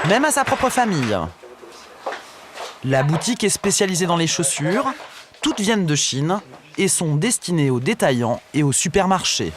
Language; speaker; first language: French; native; French